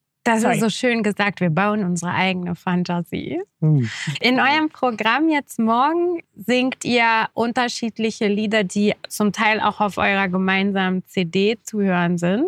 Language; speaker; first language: German; native; German